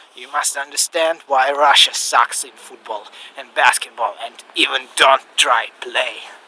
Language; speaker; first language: English; non-native, learner; Russian